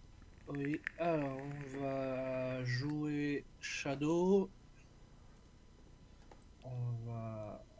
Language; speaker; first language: French; native; French